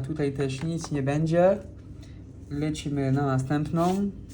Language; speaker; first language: Polish; non-native, fluent; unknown